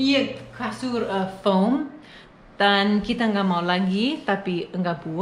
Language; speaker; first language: Indonesian; non-native, learner; English